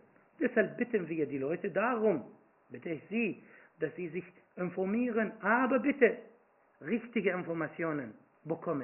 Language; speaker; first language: German; non-native, fluent; Arabic